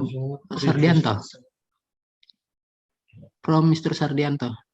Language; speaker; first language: English; non-native, fluent; Indonesian